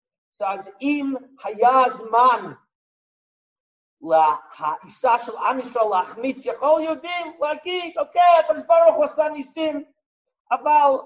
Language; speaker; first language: Hebrew; non-native, fluent; English